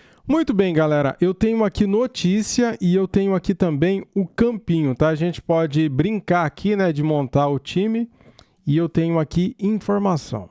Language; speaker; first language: Portuguese; native; Portuguese